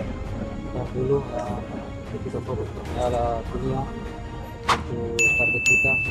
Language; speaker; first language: Indonesian; non-native, fluent; Dutch